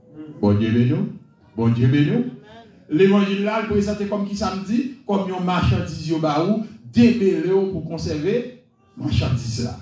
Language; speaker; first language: French; non-native, local second language; Haitian Creole